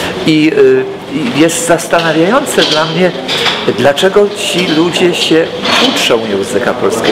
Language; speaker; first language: Polish; native; Polish